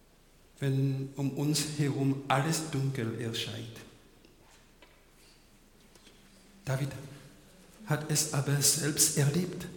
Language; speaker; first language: German; non-native, fluent; French